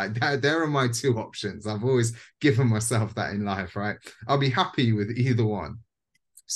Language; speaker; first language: English; native; English